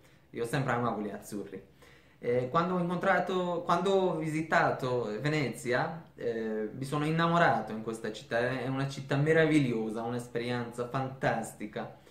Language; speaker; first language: Italian; non-native, fluent; Persian